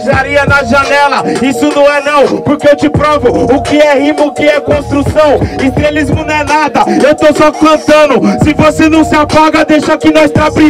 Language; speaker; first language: Portuguese; native; Portuguese